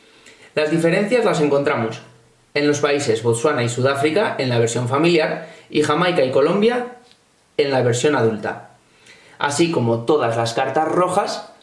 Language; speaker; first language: Spanish; native; Spanish